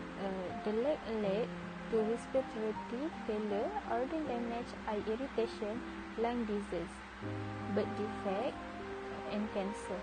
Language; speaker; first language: English; non-native, local second language; Malay